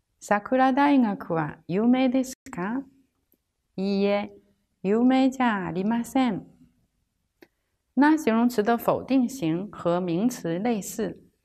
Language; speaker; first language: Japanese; non-native, fluent; Chinese